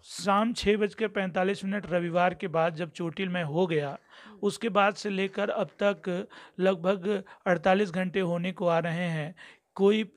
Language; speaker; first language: Hindi; native; Hindi